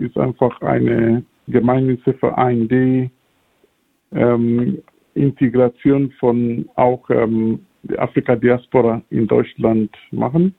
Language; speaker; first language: German; non-native, fluent; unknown